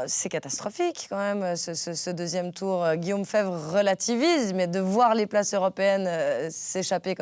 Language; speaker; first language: French; native; French